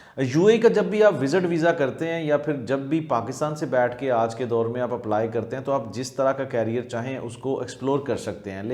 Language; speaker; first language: Urdu; non-native, local second language; Punjabi